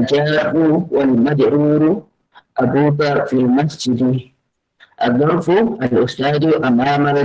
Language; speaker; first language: Arabic; non-native, learner; Indonesian